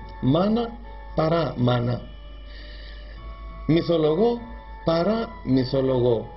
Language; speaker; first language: Greek; native; Greek